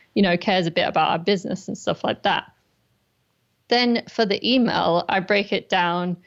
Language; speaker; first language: English; native; English